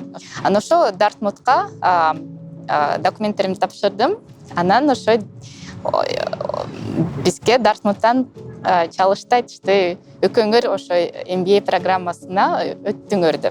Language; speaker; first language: Kyrgyz; non-native, local second language; Russian